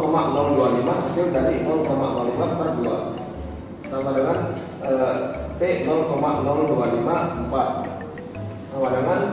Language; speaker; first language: Indonesian; native; Indonesian